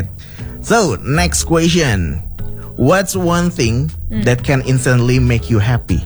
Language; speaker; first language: English; non-native, learner; Indonesian